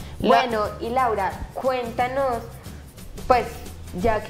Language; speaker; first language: Spanish; native; Spanish